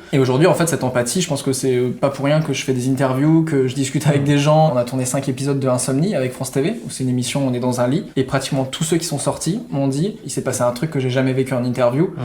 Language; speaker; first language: French; native; French